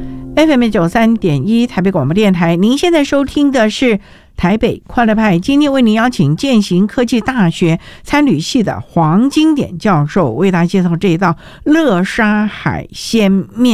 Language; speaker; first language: Chinese; native; Chinese